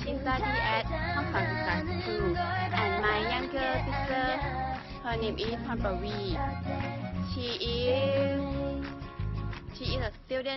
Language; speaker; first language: English; non-native, learner; Thai